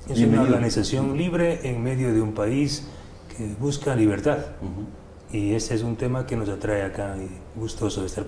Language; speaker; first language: Spanish; native; Spanish